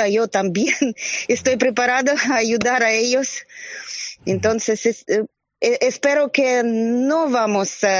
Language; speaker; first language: Spanish; non-native, learner; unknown